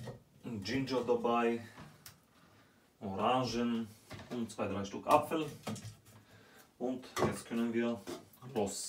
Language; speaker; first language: German; non-native, fluent; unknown